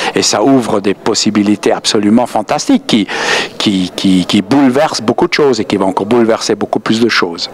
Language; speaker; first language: French; native; French